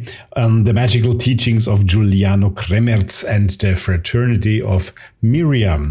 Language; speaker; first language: English; non-native, fluent; German